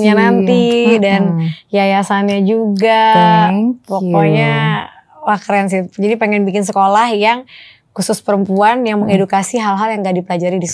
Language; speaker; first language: Indonesian; native; Indonesian